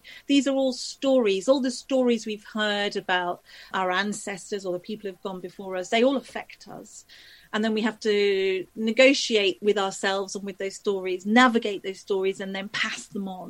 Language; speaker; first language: English; native; English